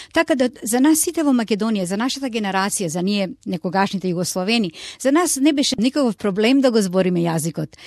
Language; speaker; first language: Macedonian; non-native, local second language; Turkish